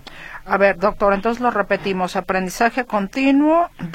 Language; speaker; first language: Spanish; native; Spanish